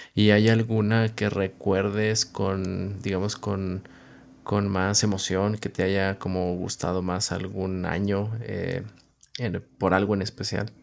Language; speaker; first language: Spanish; native; Spanish